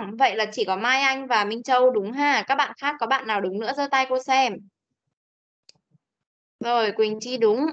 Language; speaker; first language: Vietnamese; native; Vietnamese